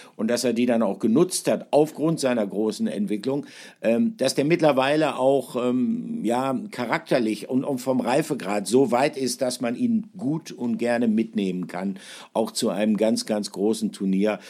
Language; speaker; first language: German; native; German